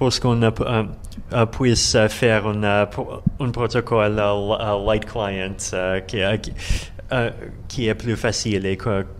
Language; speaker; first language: French; non-native, learner; Russian